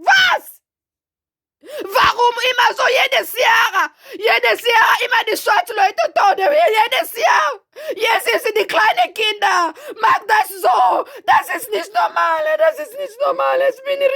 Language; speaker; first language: German; non-native, learner; Lingala